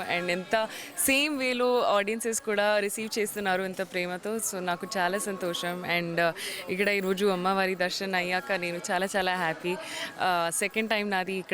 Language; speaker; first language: Telugu; non-native, learner; Hindi